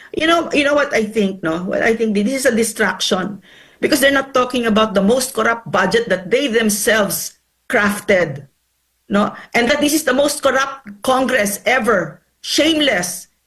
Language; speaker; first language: English; non-native, local second language; Filipino